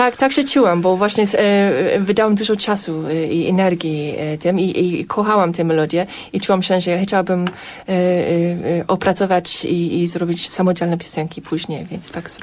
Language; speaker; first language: Polish; non-native, fluent; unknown